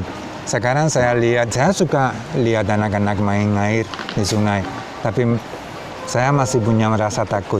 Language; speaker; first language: Indonesian; non-native, fluent; Spanish